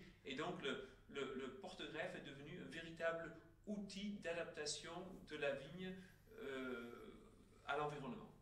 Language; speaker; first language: French; native; French